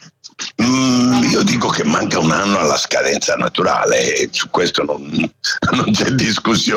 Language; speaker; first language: Italian; native; Italian